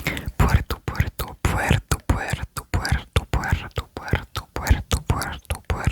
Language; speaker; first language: Spanish; non-native, learner; French